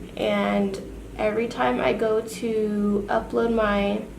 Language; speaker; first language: English; native; English